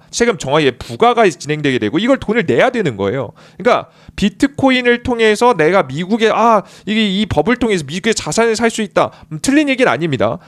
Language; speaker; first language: Korean; native; Korean